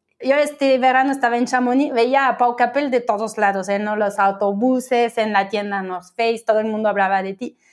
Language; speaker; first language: Spanish; non-native, fluent; French